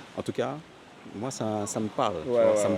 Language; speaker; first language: French; native; French